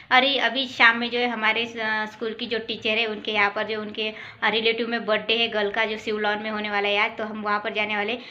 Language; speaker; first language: Hindi; non-native, local second language; Marathi